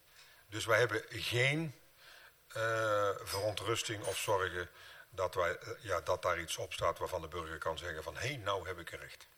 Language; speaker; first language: Dutch; native; Dutch